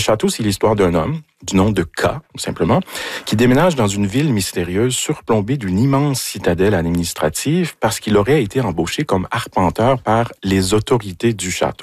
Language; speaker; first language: French; native; French